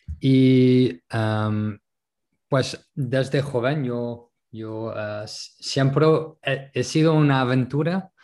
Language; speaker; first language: Spanish; non-native, local second language; French